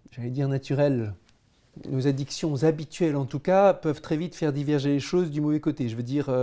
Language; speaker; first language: French; native; French